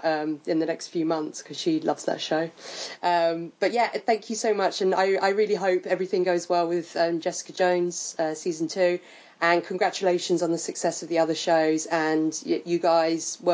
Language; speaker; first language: English; native; English